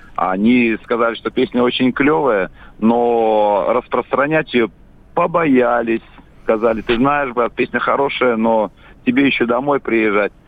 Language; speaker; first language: Russian; native; Russian